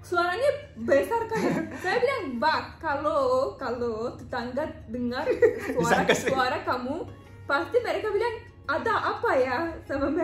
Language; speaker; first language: Indonesian; non-native, learner; Turkish